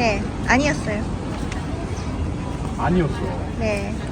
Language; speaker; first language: Korean; non-native, learner; Japanese